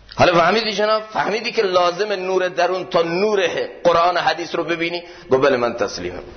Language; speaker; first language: Persian; native; Persian